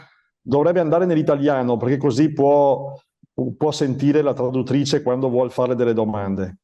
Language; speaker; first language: Italian; non-native, fluent; Spanish